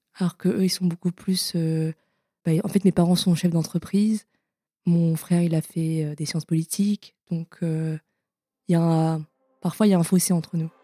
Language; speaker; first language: French; native; French